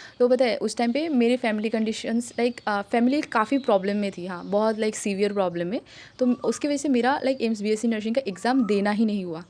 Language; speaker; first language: Hindi; non-native, local second language; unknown